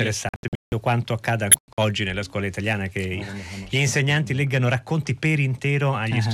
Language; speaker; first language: Italian; native; Italian